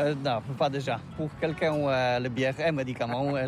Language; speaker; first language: French; non-native, learner; Polish